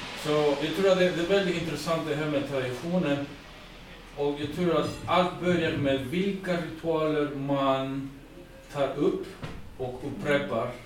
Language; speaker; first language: Swedish; non-native, fluent; English